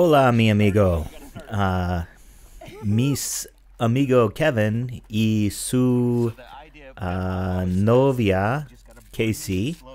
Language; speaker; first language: Spanish; non-native, learner; English